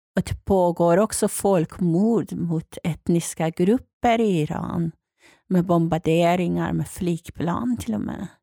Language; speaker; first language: Swedish; non-native, fluent; Persian